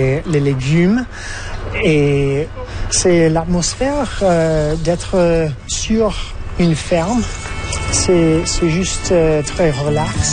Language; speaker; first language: French; non-native, fluent; English